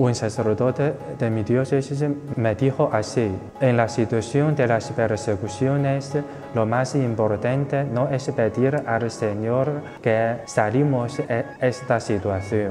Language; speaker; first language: Spanish; non-native, local second language; Chinese